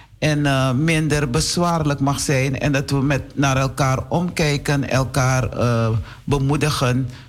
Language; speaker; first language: Dutch; native; Dutch